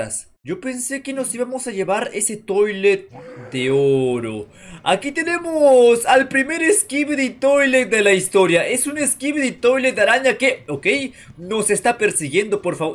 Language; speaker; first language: Spanish; native; Spanish